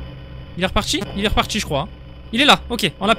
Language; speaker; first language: French; native; French